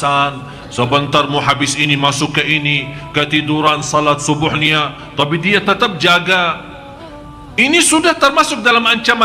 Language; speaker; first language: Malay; non-native, fluent; Arabic